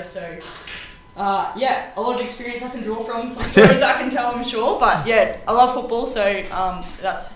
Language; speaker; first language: English; native; English